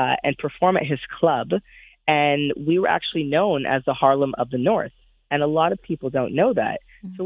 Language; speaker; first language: English; native; English